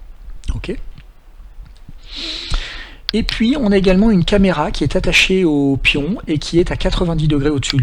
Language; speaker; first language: French; native; French